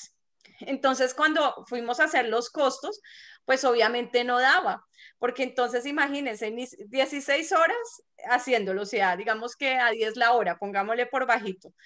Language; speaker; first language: Spanish; native; Spanish